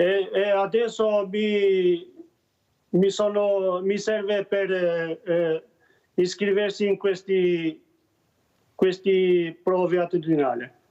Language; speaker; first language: Italian; non-native, learner; Albanian